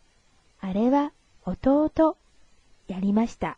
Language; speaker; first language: Japanese; non-native, fluent; Chinese